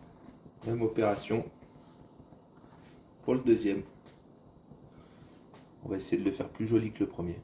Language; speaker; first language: French; native; French